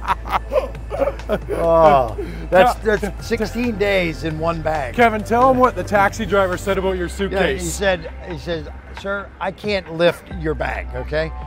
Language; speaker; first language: English; native; English